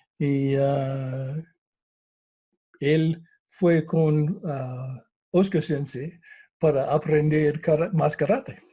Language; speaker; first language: Spanish; non-native, fluent; English